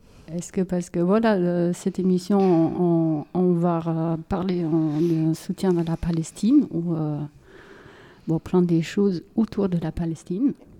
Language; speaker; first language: French; non-native, fluent; German